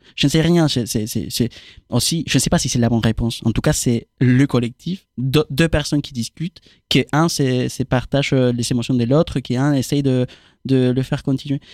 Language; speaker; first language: French; non-native, fluent; Spanish